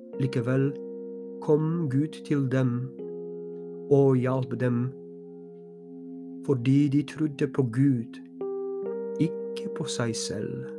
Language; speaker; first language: Norwegian; non-native, fluent; Polish